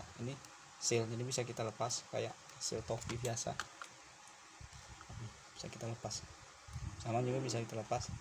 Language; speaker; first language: Indonesian; native; Indonesian